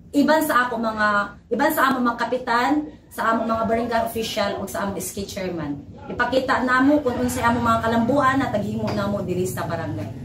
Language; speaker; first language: Cebuano; non-native, local second language; Surigaonon